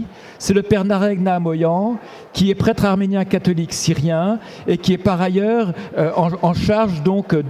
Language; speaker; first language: French; native; French